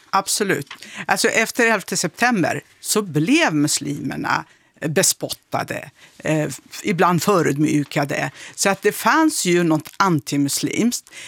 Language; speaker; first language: Swedish; early bilingual, other home language; Kurdish